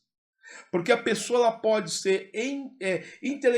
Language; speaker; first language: Portuguese; native; Portuguese